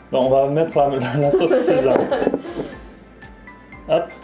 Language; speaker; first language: French; native; French